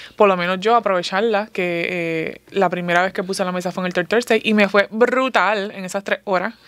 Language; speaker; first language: Spanish; early bilingual, heritage; Spanish